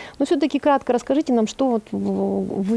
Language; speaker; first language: Russian; native; Russian